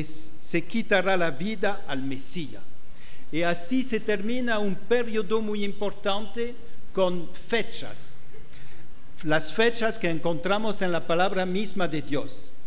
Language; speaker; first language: Spanish; non-native, fluent; French